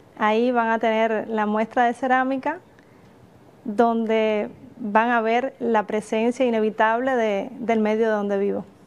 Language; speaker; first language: Spanish; native; Spanish